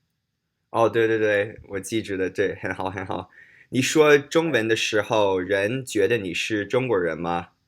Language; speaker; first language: Chinese; early bilingual, heritage; Chinese